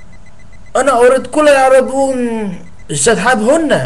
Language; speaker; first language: Arabic; non-native, learner; English